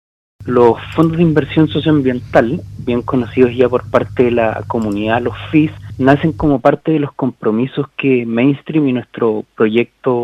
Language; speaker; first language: Spanish; native; Spanish